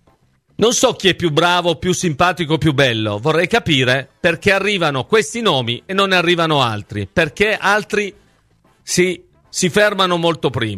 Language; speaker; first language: Italian; native; Italian